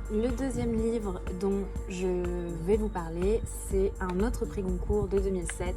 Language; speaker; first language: French; native; French